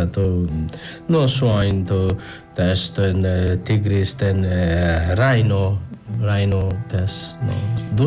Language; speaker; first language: Polish; non-native, learner; Nepali